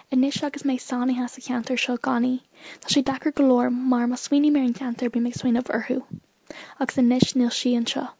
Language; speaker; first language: Irish; non-native, local second language; English